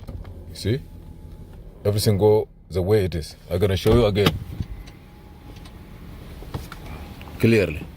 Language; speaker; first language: English; non-native, fluent; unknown